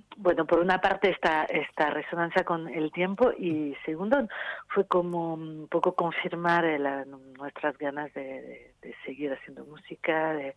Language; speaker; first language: Spanish; non-native, fluent; French